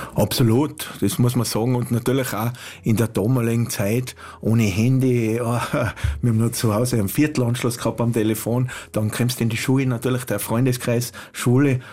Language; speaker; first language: German; native; German